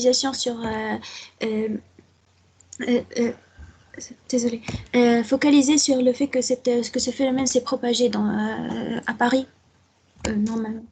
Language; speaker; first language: French; non-native, local second language; Arabic